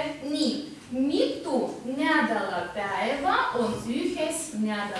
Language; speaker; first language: Estonian; non-native, local second language; Russian